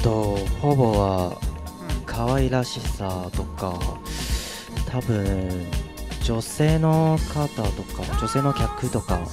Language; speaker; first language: Japanese; non-native, fluent; Chinese